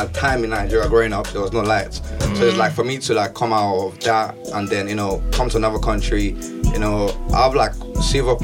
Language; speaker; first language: English; non-native, local second language; Yoruba